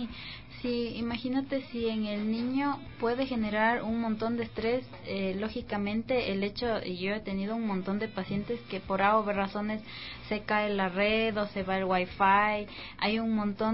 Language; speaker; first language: Spanish; native; Spanish